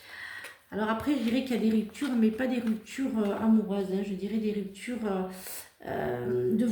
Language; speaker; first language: French; native; French